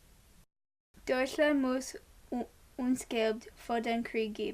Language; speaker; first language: German; non-native, learner; English